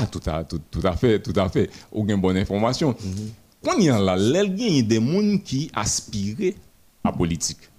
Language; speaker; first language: French; non-native, local second language; Haitian Creole